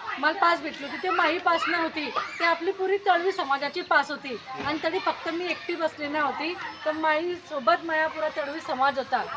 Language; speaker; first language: Marathi; non-native, local second language; Bhili